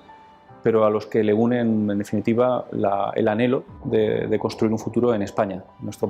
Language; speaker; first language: Spanish; native; Spanish